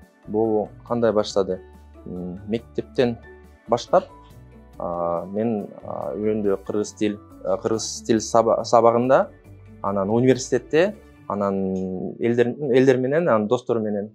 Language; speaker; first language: Kyrgyz; non-native, local second language; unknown